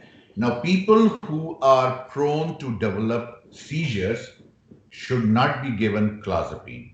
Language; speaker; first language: English; non-native, local second language; Urdu